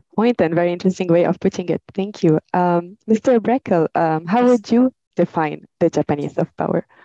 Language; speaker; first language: English; non-native, fluent; Arabic